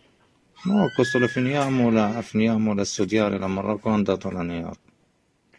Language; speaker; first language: Italian; non-native, learner; Arabic